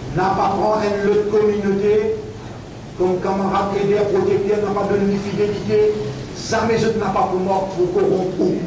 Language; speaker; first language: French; non-native, local second language; Morisyen